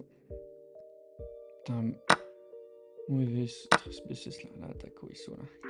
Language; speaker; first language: Spanish; non-native, learner; French